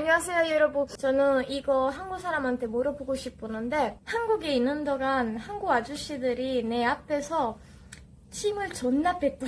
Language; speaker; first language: Korean; non-native, fluent; Italian